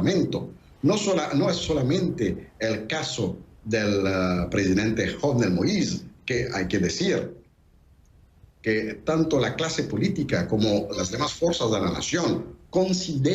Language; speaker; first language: Spanish; non-native, fluent; Haitian Creole